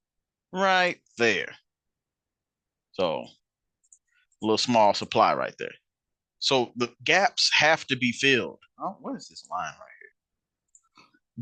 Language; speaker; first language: English; native; English